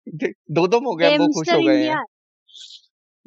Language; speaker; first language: Hindi; native; Hindi